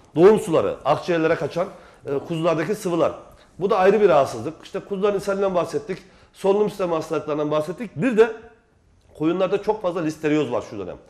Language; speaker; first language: Turkish; native; Turkish